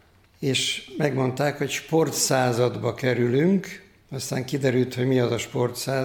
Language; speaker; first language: Hungarian; native; Hungarian